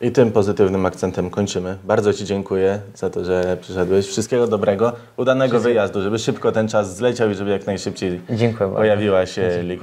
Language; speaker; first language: Polish; native; Polish